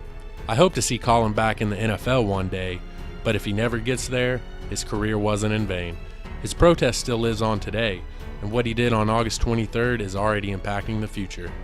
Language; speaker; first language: English; native; English